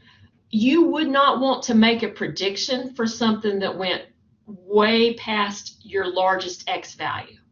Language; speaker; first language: English; native; English